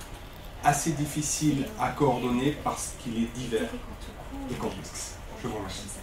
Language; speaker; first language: French; native; French